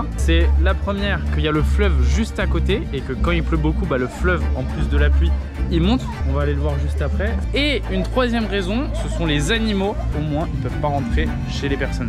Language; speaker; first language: French; native; French